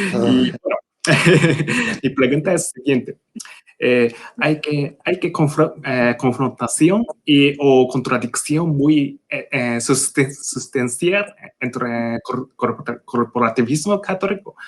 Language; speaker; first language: Spanish; non-native, learner; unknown